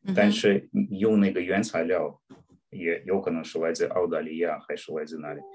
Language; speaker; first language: Chinese; non-native, fluent; Russian